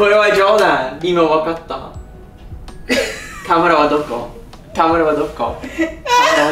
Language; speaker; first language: Japanese; non-native, learner; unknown